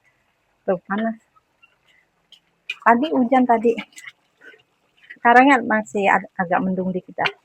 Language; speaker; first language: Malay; non-native, local second language; Indonesian